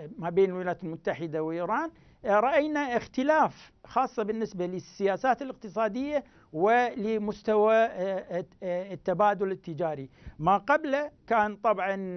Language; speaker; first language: Arabic; native; Arabic